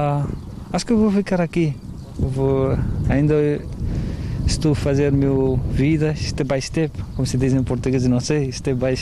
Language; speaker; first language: Portuguese; non-native, fluent; Nepali